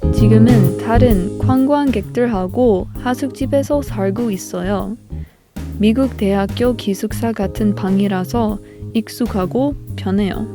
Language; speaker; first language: Korean; non-native, learner; English